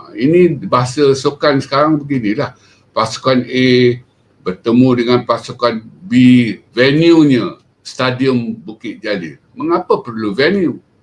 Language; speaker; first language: Malay; non-native, local second language; Chinese